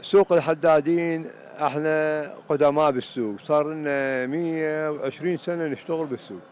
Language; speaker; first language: Arabic; native; Arabic